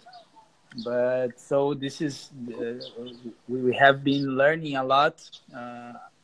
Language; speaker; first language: English; non-native, learner; Portuguese